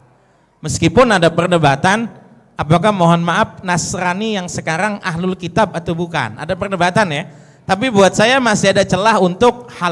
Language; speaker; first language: Indonesian; native; Indonesian